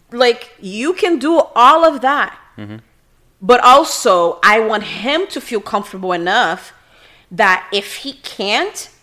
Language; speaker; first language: English; non-native, fluent; Portuguese